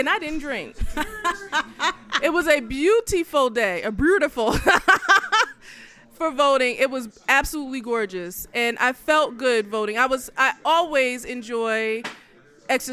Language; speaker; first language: English; native; English